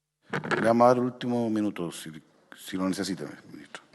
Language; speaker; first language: Spanish; native; Spanish